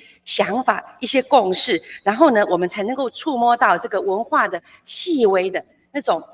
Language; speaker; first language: Chinese; native; Chinese